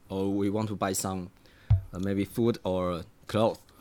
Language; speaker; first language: English; non-native, learner; Chinese